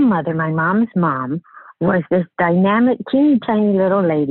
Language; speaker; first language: English; native; English